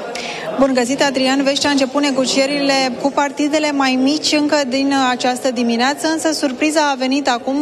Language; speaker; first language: Romanian; native; Romanian